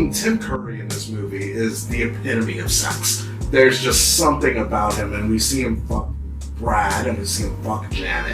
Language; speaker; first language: English; native; English